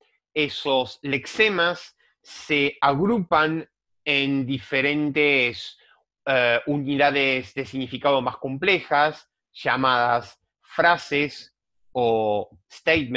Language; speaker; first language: Spanish; native; Spanish